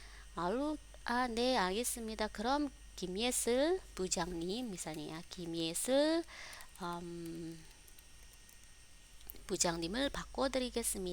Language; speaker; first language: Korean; non-native, fluent; Indonesian